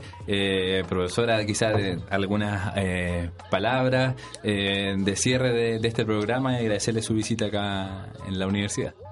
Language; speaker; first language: Spanish; native; Spanish